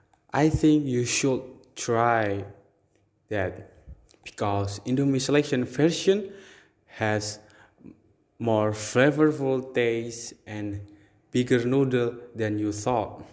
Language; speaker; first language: English; non-native, learner; Indonesian